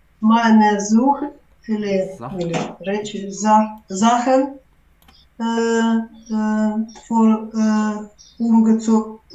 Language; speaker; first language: German; non-native, learner; Ukrainian